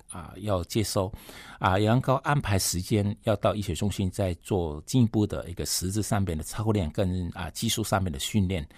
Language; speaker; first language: Chinese; non-native, fluent; Cantonese